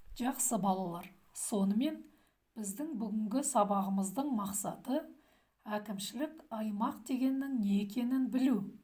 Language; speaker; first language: Kazakh; native; Kazakh